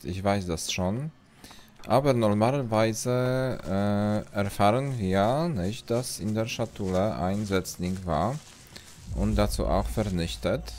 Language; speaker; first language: German; non-native, learner; Polish